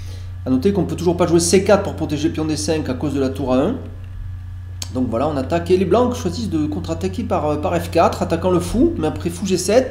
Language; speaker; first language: French; native; French